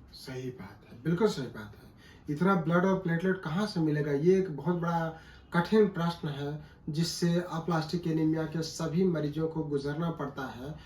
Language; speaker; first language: Hindi; native; Hindi